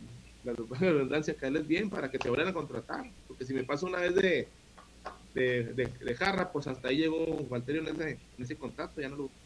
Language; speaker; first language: Spanish; native; Spanish